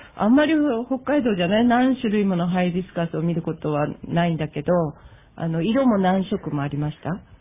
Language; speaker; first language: Japanese; native; Japanese